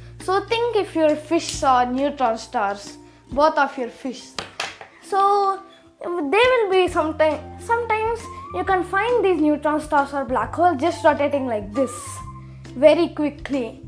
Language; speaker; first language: English; early bilingual, other home language; Telugu